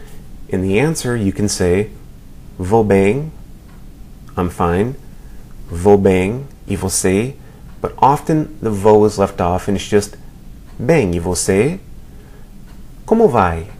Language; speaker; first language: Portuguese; non-native, fluent; English